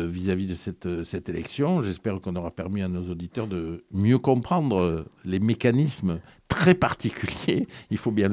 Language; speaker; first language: French; native; French